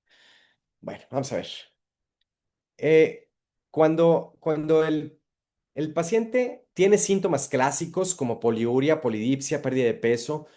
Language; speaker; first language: Spanish; native; Spanish